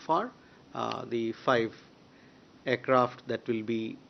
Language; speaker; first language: English; non-native, local second language; Hindi